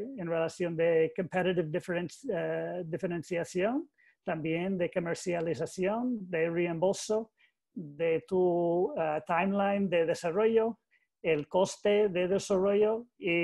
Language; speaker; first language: Spanish; non-native, learner; English